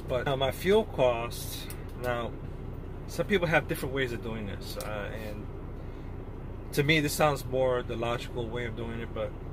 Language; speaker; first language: English; native; English